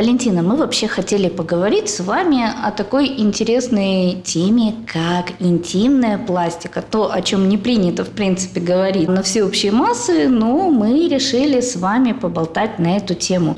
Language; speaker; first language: Russian; native; Russian